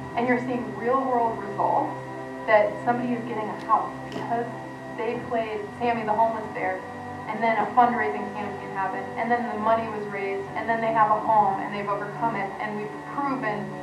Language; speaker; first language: English; native; English